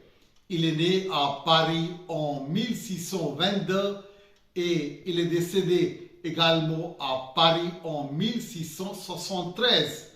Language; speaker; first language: French; non-native, fluent; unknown